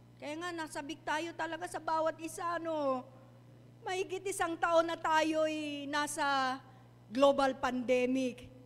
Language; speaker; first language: Filipino; non-native, local second language; Chavacano